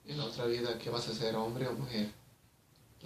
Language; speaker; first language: Spanish; early bilingual, heritage; Spanish